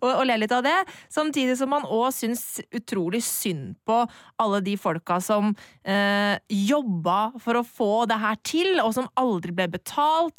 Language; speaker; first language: Norwegian; native; Norwegian